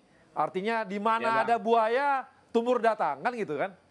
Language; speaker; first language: Indonesian; native; Indonesian